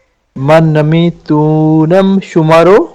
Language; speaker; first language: Persian; non-native, learner; Urdu